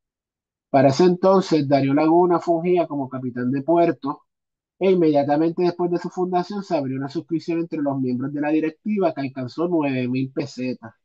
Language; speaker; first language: Spanish; native; Spanish